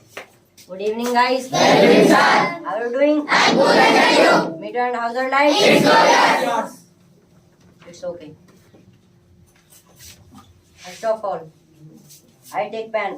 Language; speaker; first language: English; non-native, learner; Hindi